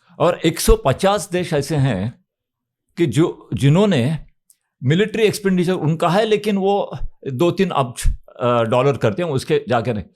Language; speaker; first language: Hindi; non-native, local second language; Marathi